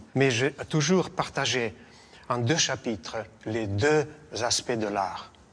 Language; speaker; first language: French; non-native, fluent; Russian